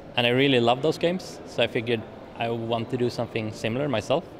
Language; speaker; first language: English; non-native, fluent; Swedish